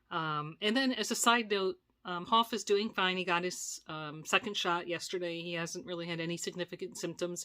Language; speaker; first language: English; native; English